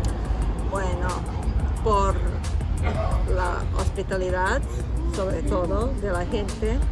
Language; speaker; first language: Spanish; non-native, fluent; Serbian